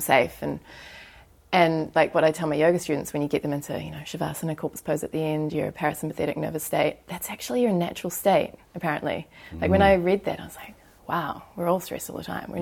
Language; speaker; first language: English; native; English